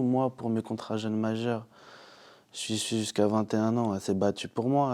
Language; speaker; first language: French; native; French